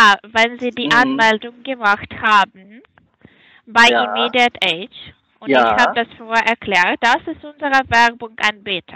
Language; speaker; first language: German; non-native, fluent; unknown